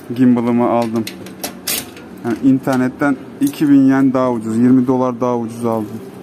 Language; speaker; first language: Turkish; native; Turkish